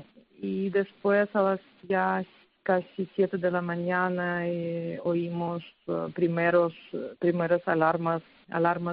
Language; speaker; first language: Spanish; non-native, fluent; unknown